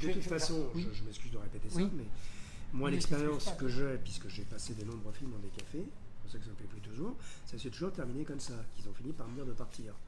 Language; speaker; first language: French; native; French